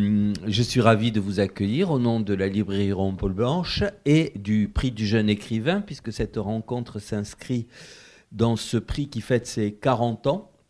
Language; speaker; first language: French; native; French